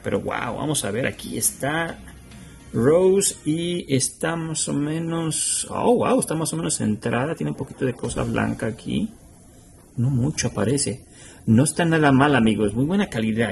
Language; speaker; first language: Spanish; native; Spanish